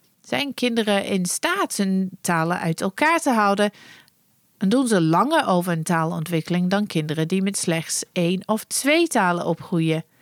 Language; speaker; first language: Dutch; non-native, fluent; English